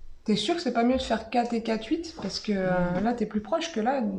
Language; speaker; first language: French; native; French